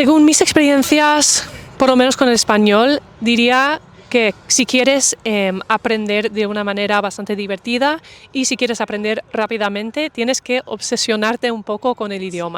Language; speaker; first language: Spanish; non-native, fluent; English